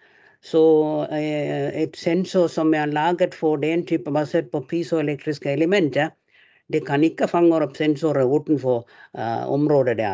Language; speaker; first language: Norwegian; non-native, fluent; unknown